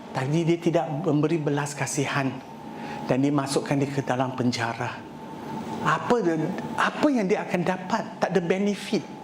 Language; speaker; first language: Malay; non-native, local second language; Chinese